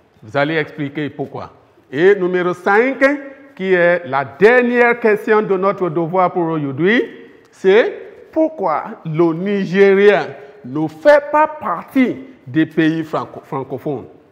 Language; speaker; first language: French; non-native, fluent; Yoruba